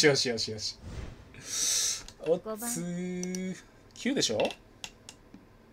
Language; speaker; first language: Japanese; native; Japanese